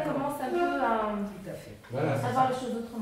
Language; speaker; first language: French; non-native, fluent; Arabic